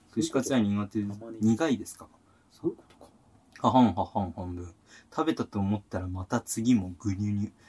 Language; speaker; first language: Japanese; native; Japanese